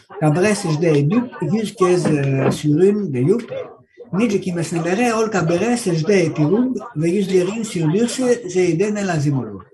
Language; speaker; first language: Turkish; non-native, fluent; Greek